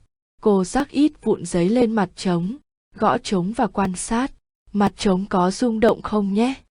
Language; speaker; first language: Vietnamese; native; Vietnamese